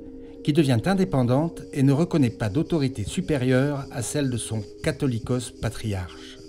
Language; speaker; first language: French; native; French